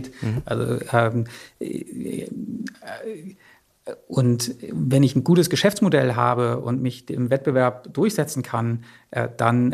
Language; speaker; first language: German; native; German